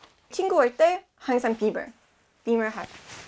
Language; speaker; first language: Korean; non-native, fluent; English